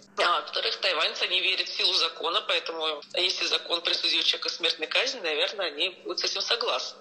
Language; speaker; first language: Russian; native; Russian